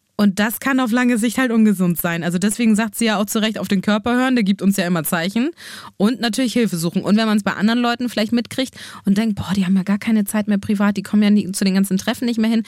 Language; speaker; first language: German; native; German